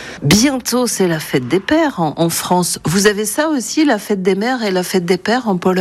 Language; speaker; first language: French; native; French